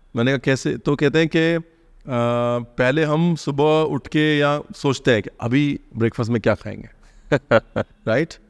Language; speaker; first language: Hindi; native; Hindi